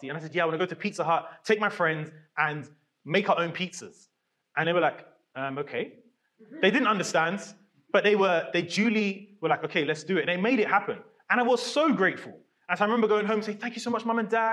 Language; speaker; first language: English; native; English